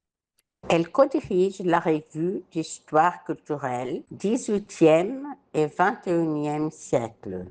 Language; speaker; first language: French; non-native, fluent; Portuguese